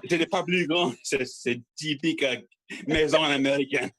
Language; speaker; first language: French; non-native, learner; English